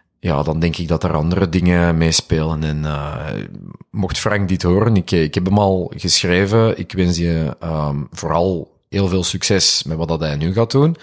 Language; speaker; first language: Dutch; native; Dutch